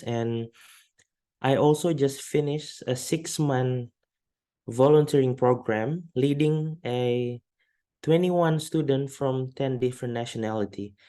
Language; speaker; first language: English; non-native, fluent; Indonesian